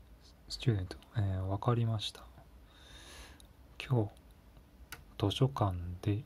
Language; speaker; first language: Japanese; non-native, learner; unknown